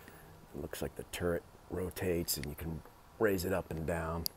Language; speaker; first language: English; native; English